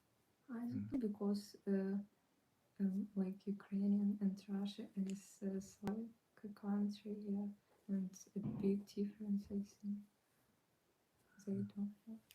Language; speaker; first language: English; non-native, learner; Ukrainian